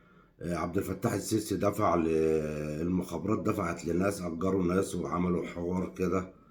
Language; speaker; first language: Arabic; native; Arabic